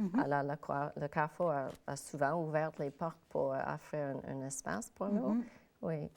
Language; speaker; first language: French; non-native, local second language; English